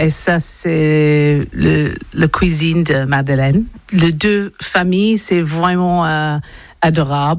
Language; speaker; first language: French; non-native, learner; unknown